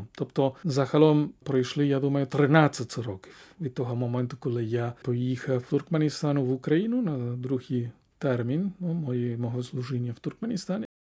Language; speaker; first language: Ukrainian; non-native, fluent; Spanish